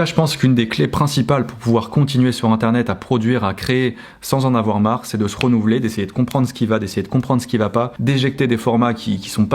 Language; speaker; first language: French; native; French